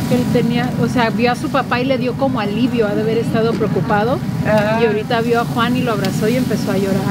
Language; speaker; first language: Spanish; early bilingual, heritage; Spanish